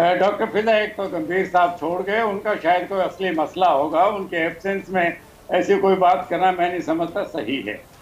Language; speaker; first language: Hindi; native; Hindi